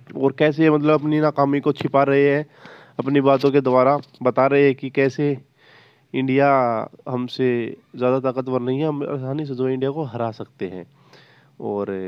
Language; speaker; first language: Hindi; native; Hindi